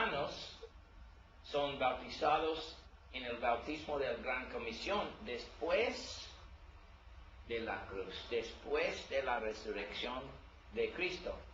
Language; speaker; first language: Spanish; non-native, learner; English